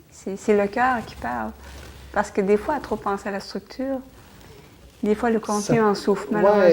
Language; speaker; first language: French; native; French